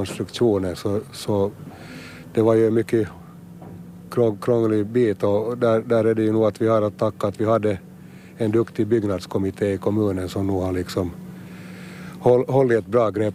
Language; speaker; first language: Swedish; native; Swedish